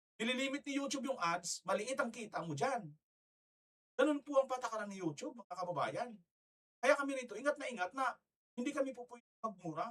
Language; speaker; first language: Filipino; non-native, local second language; Waray